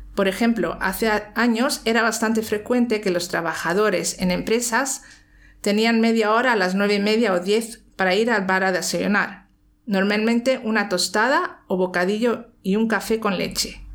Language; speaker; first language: Spanish; native; Spanish